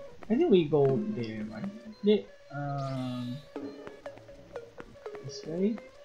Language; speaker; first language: English; non-native, learner; Japanese